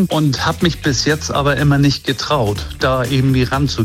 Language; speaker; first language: German; native; German